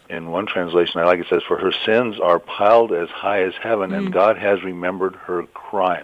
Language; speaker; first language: English; native; English